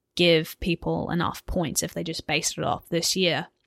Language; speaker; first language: English; native; English